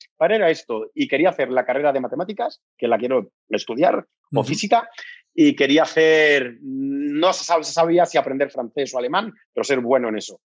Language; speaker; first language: Spanish; native; Spanish